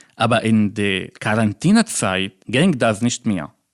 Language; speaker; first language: German; non-native, fluent; Arabic